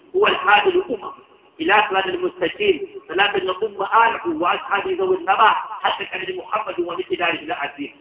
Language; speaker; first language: Arabic; non-native, fluent; Hausa